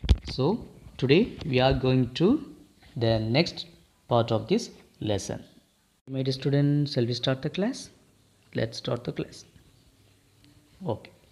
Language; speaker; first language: English; non-native, local second language; Tamil